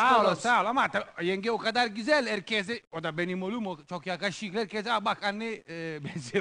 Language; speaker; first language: Turkish; non-native, learner; Italian